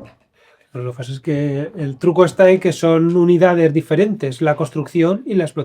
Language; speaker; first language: Spanish; native; Spanish